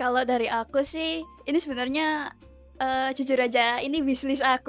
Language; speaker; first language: Indonesian; native; Indonesian